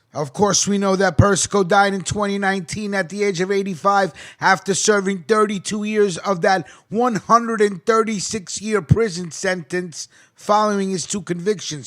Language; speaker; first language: English; native; English